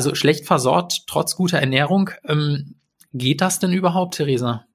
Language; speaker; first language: German; native; German